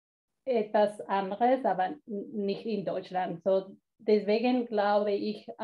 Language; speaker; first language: German; non-native, fluent; Spanish